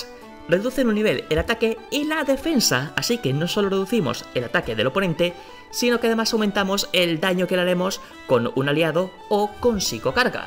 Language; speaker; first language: Spanish; native; Spanish